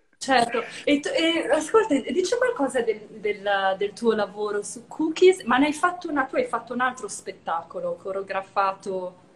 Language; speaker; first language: Italian; native; Italian